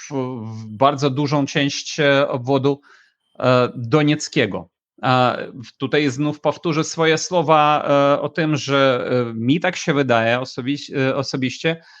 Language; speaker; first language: Polish; non-native, fluent; Ukrainian